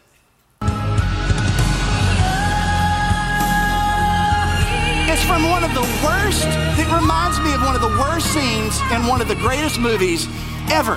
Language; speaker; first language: English; native; English